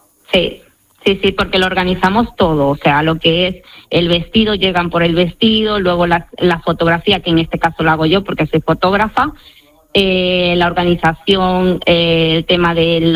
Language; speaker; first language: Spanish; native; Spanish